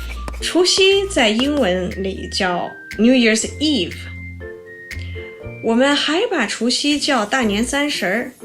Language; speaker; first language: Chinese; native; Chinese